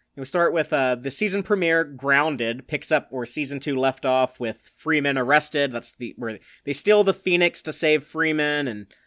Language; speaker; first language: English; native; English